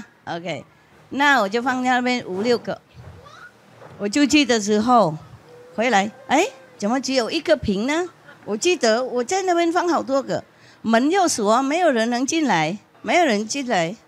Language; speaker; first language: Chinese; non-native, fluent; Vietnamese